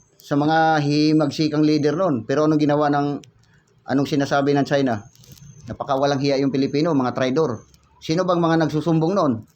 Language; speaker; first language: Filipino; native; Filipino